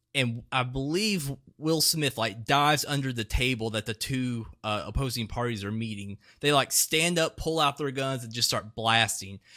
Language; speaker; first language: English; native; English